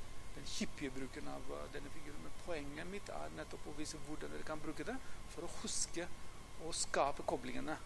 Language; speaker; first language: Norwegian; non-native, fluent; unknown